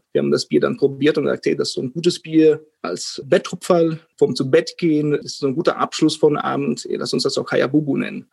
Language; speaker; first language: German; non-native, fluent; English